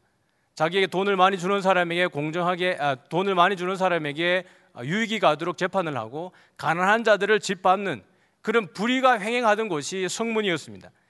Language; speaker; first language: Korean; native; Korean